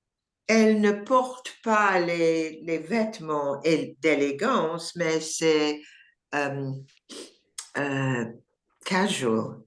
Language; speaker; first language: French; non-native, learner; English